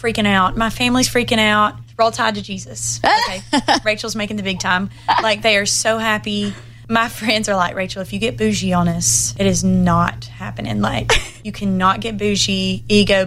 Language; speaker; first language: English; native; English